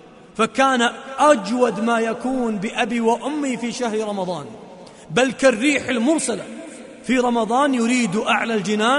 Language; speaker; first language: Arabic; native; Arabic